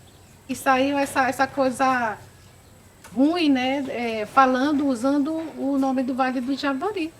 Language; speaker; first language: Portuguese; non-native, local second language; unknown